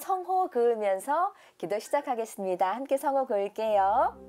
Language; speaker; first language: Korean; native; Korean